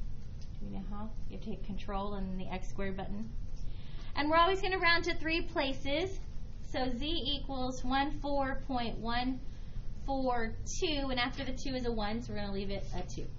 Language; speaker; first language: English; native; English